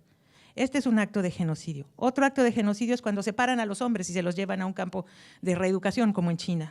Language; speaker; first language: Spanish; native; Spanish